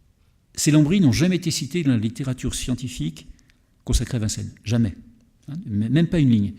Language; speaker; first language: French; native; French